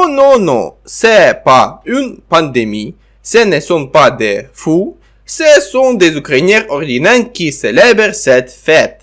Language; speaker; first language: French; non-native, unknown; Ukrainian